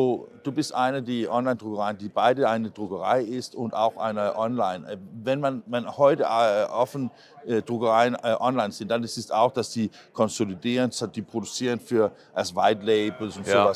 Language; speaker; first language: German; non-native, learner; Danish